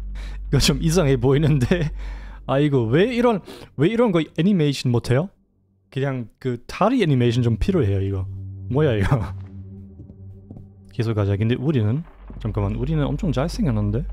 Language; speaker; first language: Korean; non-native, fluent; German